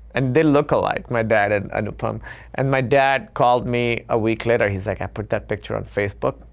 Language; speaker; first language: English; non-native, local second language; Urdu